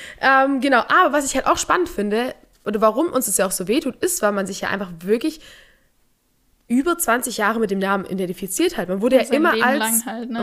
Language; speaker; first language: German; native; German